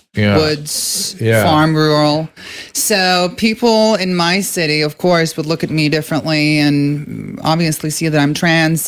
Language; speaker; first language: English; non-native, fluent; Norwegian